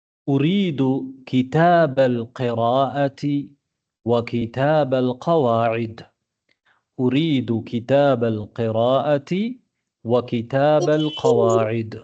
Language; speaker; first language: Arabic; non-native, fluent; Tamil